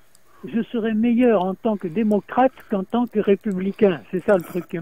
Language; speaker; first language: French; native; French